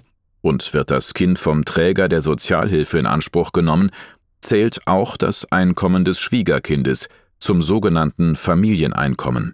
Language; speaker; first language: German; native; German